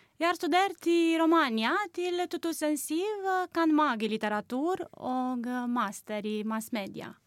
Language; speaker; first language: Norwegian; non-native, learner; Romanian